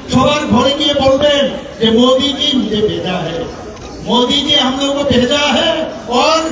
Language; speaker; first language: Hindi; non-native, local second language; Bangla